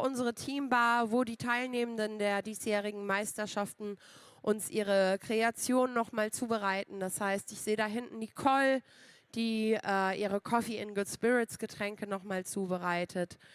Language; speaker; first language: German; native; German